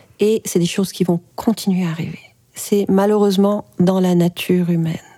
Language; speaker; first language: French; early bilingual, other home language; Arabic